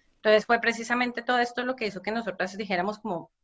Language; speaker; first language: Spanish; native; Spanish